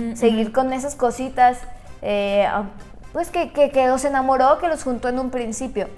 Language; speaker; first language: Spanish; native; Spanish